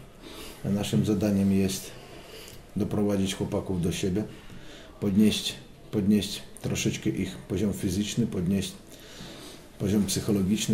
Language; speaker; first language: Polish; non-native, fluent; Russian